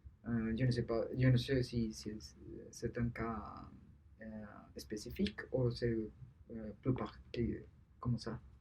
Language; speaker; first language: French; non-native, learner; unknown